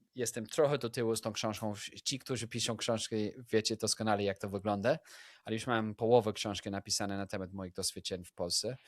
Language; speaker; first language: Polish; non-native, fluent; English